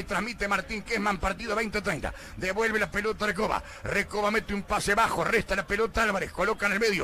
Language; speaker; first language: Spanish; native; Spanish